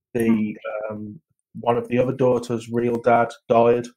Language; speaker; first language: English; native; English